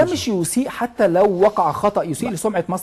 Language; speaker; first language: Arabic; native; Arabic